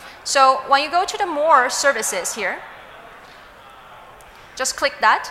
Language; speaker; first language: English; non-native, fluent; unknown